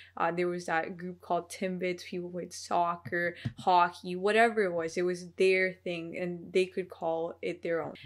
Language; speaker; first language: English; early bilingual, other home language; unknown